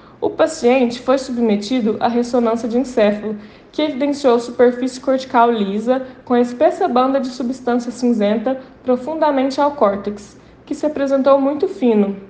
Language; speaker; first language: Portuguese; native; Portuguese